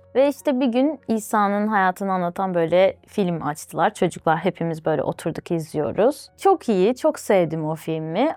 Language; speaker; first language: Turkish; early bilingual, other home language; Azerbaijani